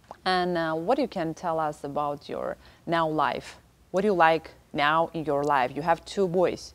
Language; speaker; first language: English; non-native, learner; Armenian